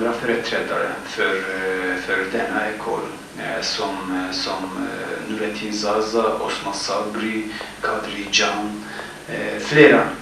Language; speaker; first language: Swedish; non-native, fluent; Kurdish